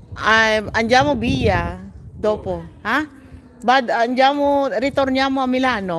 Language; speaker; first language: Italian; non-native, learner; Filipino